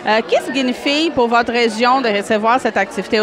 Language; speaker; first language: French; native; French